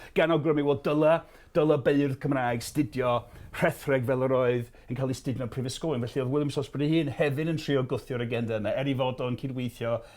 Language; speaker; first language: Welsh; non-native, fluent; English